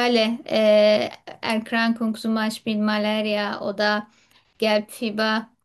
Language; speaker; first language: German; non-native, learner; Turkish